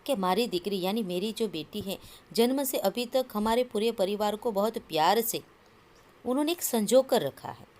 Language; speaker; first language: Hindi; non-native, local second language; Gujarati